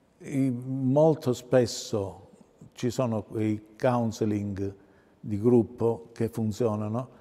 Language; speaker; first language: Italian; native; Italian